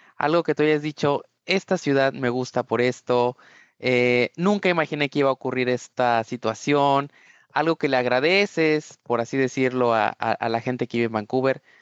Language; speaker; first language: Spanish; native; Spanish